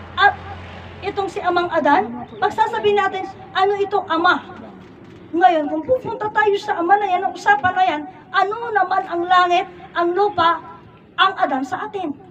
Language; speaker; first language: Filipino; non-native, local second language; Iloko